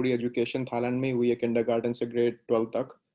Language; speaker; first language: Hindi; native; Hindi